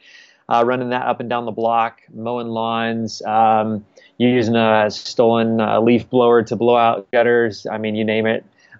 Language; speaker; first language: English; native; English